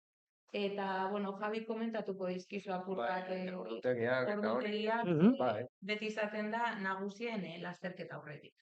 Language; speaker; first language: Basque; native; Basque